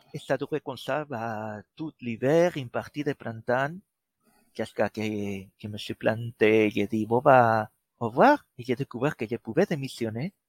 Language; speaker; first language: French; non-native, fluent; Spanish